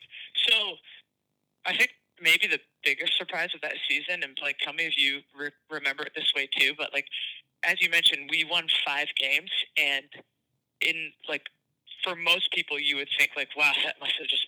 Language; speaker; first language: English; native; English